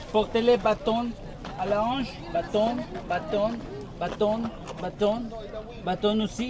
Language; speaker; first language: French; non-native, fluent; Spanish